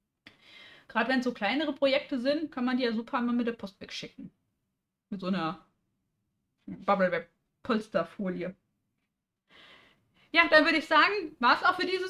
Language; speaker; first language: German; native; German